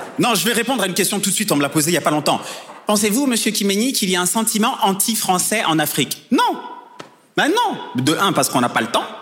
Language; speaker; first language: French; non-native, local second language; Kinyarwanda